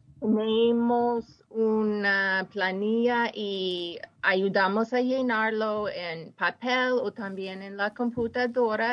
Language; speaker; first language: Spanish; non-native, fluent; English